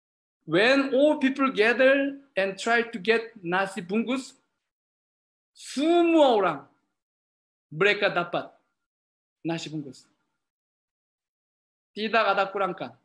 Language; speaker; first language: Indonesian; non-native, learner; Korean